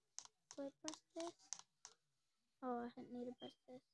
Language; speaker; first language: English; native; English